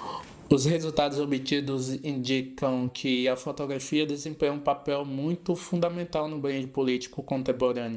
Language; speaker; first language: Portuguese; native; Portuguese